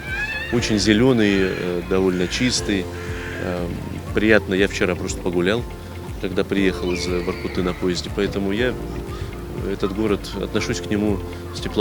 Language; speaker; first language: Russian; native; Russian